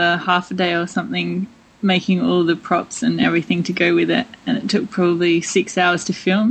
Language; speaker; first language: English; native; English